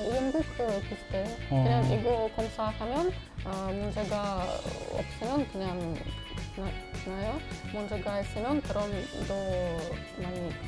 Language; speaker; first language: Korean; non-native, learner; English